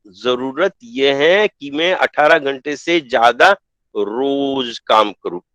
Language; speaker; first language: Hindi; non-native, local second language; Marathi